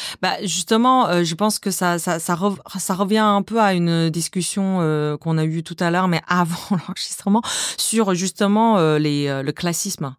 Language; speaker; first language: French; non-native, fluent; Chinese